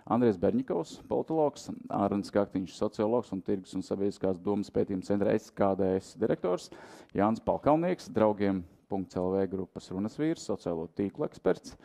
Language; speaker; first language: Latvian; native; Latvian